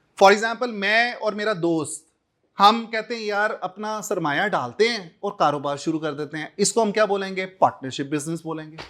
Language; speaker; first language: Urdu; non-native, local second language; Punjabi